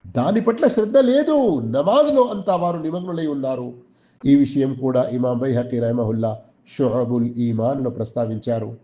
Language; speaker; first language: Telugu; non-native, local second language; Urdu